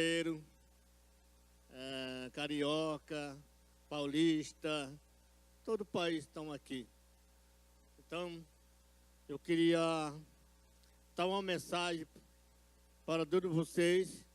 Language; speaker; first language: Portuguese; non-native, local second language; Yanomámi